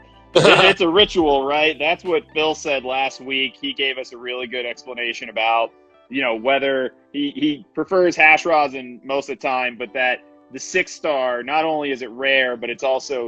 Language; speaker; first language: English; native; English